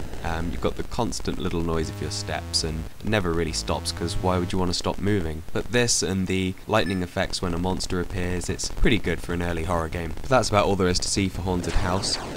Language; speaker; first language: English; native; English